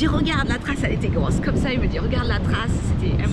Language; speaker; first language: French; native; French